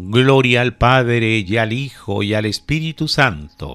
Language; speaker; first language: Spanish; native; Spanish